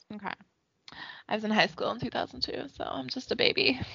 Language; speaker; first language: English; native; English